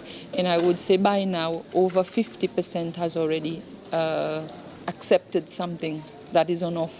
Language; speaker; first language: English; non-native, local second language; Seselwa Creole French